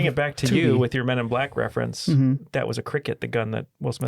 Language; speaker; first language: English; native; English